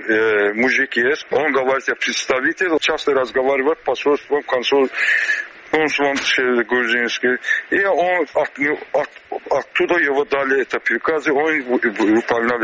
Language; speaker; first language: Russian; non-native, learner; Azerbaijani